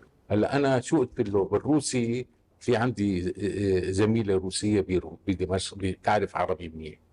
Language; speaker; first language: Arabic; native; Arabic